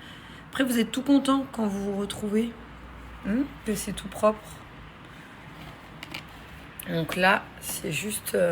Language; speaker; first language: French; native; French